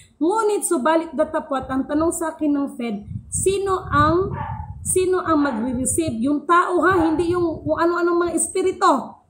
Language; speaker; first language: Filipino; non-native, local second language; Cebuano